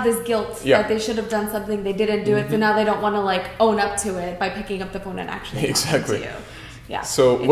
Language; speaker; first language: English; native; English